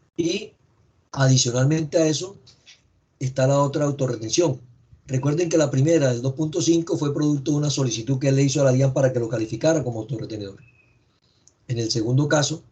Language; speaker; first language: Spanish; native; Spanish